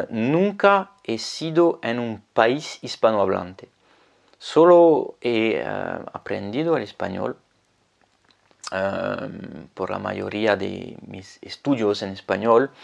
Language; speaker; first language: Spanish; non-native, fluent; French